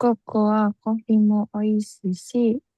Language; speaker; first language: Japanese; non-native, learner; Indonesian